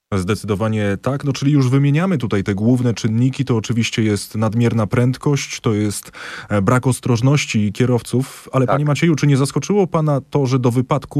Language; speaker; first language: Polish; native; Polish